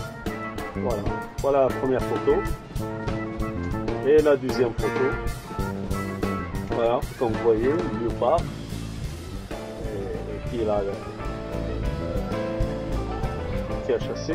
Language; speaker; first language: French; non-native, local second language; Arabic